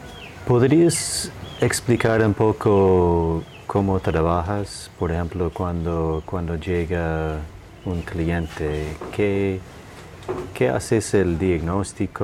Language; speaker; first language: Spanish; non-native, fluent; English